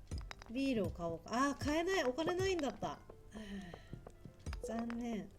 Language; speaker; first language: Japanese; native; Japanese